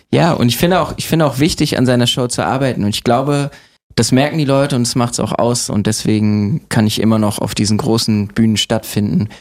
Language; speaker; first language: German; native; German